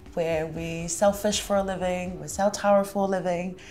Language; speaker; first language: English; early bilingual, other home language; Samoan